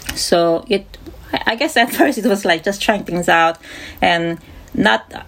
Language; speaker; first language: English; non-native, fluent; Korean